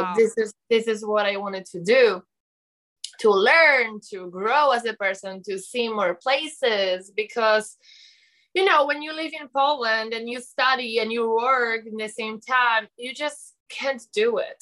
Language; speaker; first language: English; non-native, learner; Polish